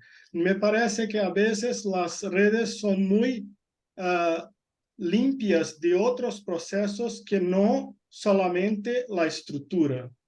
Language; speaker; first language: Spanish; non-native, fluent; Portuguese